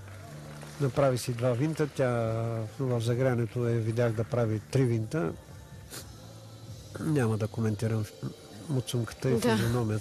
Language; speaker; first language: Bulgarian; native; Bulgarian